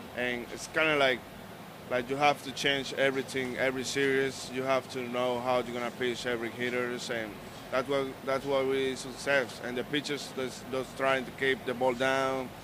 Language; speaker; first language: English; non-native, learner; Spanish